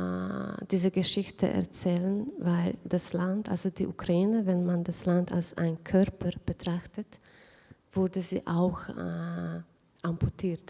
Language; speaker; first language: German; non-native, fluent; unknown